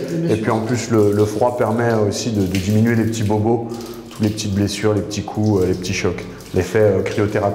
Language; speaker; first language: French; native; French